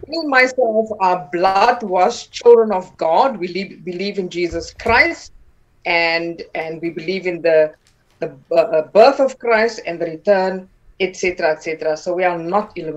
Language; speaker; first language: English; non-native, local second language; Afrikaans